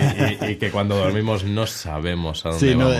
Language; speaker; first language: Spanish; native; Spanish